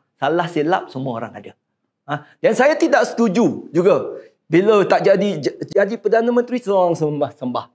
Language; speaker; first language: Malay; non-native, local second language; Chinese